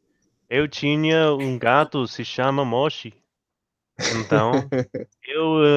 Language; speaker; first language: Portuguese; non-native, learner; English